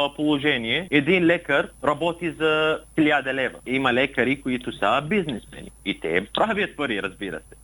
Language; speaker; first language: Bulgarian; non-native, fluent; Arabic